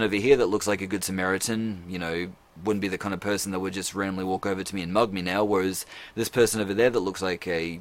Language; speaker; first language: English; native; English